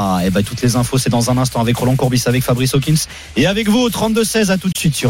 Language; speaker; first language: French; native; French